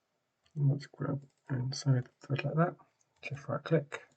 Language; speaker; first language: English; native; English